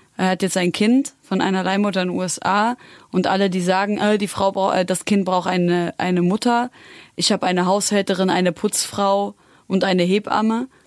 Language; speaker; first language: German; early bilingual, other home language; Arabic